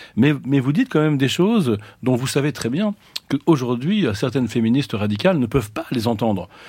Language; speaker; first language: French; native; French